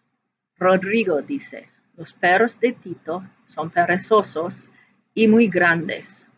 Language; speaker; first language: Spanish; non-native, fluent; English